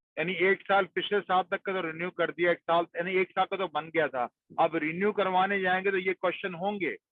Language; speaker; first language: Urdu; native; Urdu